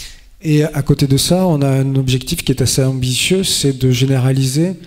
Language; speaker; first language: French; native; French